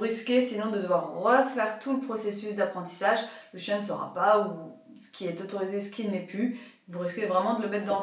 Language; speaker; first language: French; native; French